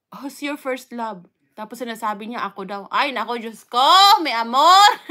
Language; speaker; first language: Filipino; non-native, local second language; Waray